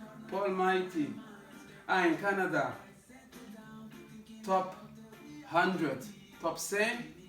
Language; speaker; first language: Portuguese; non-native, local second language; Kabuverdianu